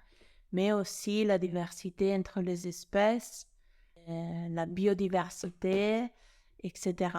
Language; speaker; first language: French; non-native, fluent; Italian